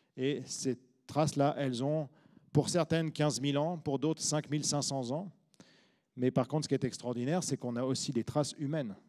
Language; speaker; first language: French; native; French